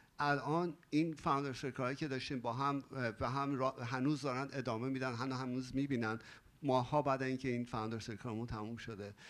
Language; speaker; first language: Persian; native; Persian